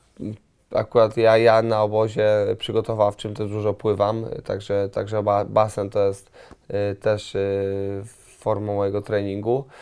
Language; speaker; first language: Polish; native; Polish